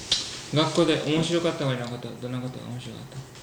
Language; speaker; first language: Japanese; early bilingual, heritage; Japanese